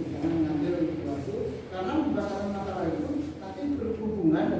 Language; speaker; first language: Indonesian; native; Indonesian